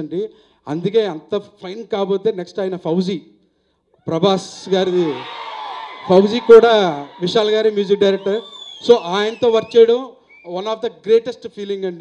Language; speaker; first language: Telugu; native; Telugu